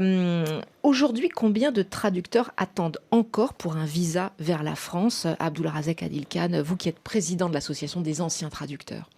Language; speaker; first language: French; native; French